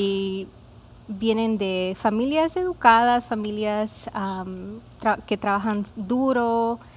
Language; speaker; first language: Spanish; early bilingual, heritage; Spanish